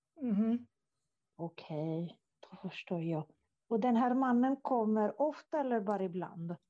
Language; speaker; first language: Swedish; non-native, fluent; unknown